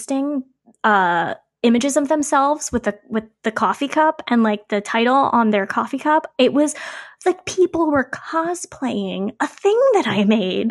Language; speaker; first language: English; native; English